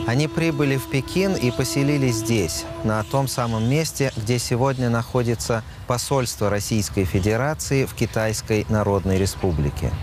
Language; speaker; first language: Russian; native; Russian